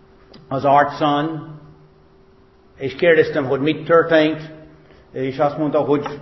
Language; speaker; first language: Hungarian; non-native, fluent; English